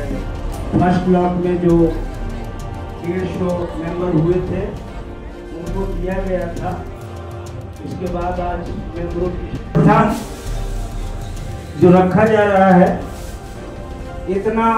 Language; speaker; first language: Hindi; native; Hindi